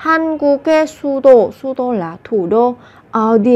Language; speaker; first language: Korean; non-native, fluent; Vietnamese